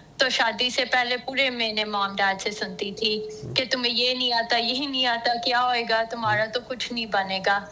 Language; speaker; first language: Urdu; early bilingual, heritage; Urdu